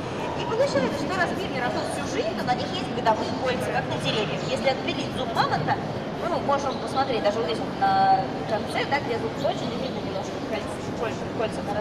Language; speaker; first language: Russian; native; Russian